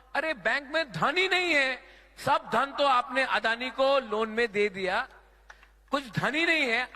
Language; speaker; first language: Hindi; non-native, local second language; Kok Borok